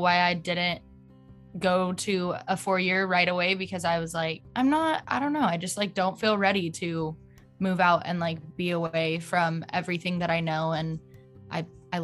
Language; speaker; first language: English; native; English